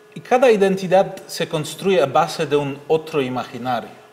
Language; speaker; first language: Spanish; non-native, fluent; German